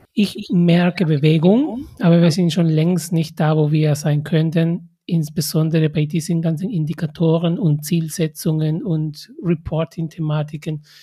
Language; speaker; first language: German; native; German